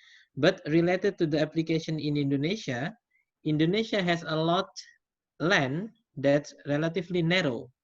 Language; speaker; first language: English; non-native, fluent; Indonesian